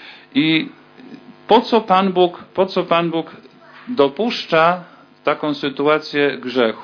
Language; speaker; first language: Polish; native; Polish